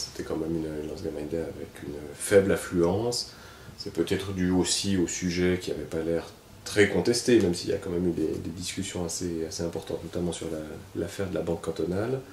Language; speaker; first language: French; native; French